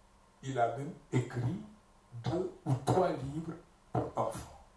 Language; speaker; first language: Spanish; non-native, learner; French